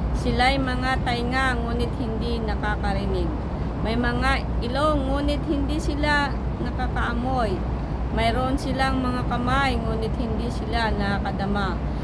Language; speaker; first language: Filipino; non-native, local second language; Iloko